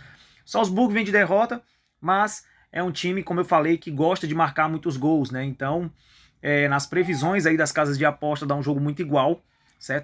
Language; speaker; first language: Portuguese; native; Portuguese